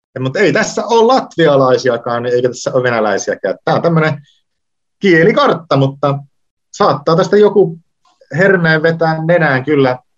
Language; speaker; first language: Finnish; native; Finnish